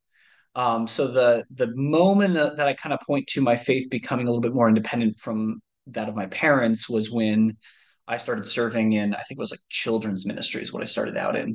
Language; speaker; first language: English; native; English